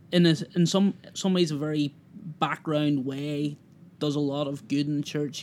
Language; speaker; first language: English; native; English